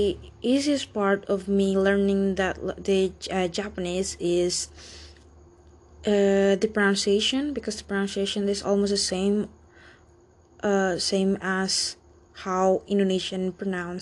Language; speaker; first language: English; non-native, fluent; Indonesian